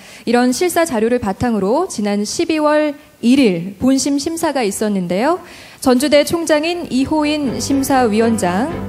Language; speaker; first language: Korean; native; Korean